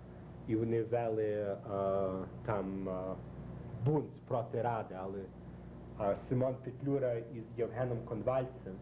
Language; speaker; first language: Ukrainian; early bilingual, heritage; Ukrainian